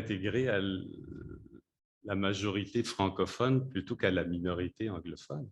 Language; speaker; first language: French; native; French